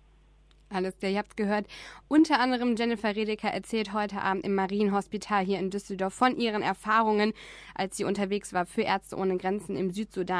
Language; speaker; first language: German; native; German